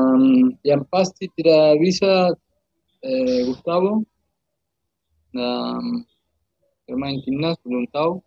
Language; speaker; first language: Indonesian; non-native, fluent; Spanish